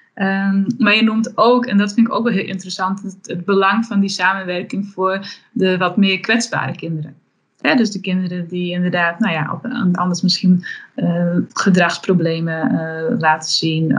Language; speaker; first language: Dutch; native; Dutch